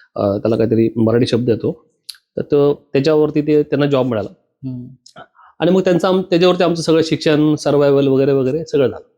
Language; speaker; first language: Marathi; native; Marathi